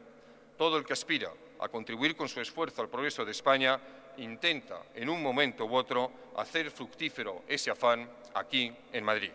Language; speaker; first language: Spanish; native; Spanish